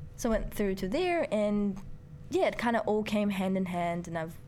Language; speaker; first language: English; early bilingual, other home language; Persian